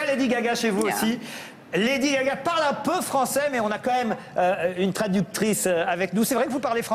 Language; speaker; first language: French; native; French